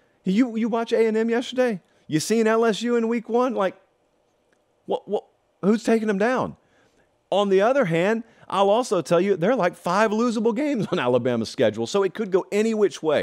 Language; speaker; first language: English; native; English